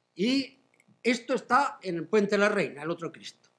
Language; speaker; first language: Spanish; native; Spanish